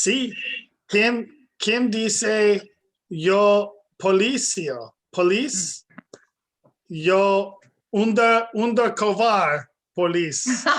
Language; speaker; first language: Spanish; non-native, learner; English